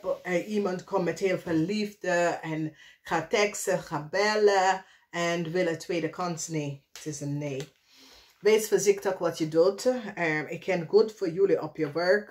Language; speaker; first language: Dutch; non-native, fluent; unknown